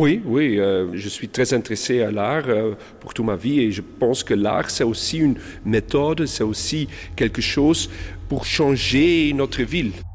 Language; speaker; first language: French; non-native, local second language; Dutch